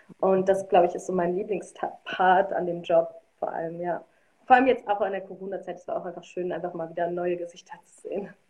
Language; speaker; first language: German; early bilingual, other home language; Arabic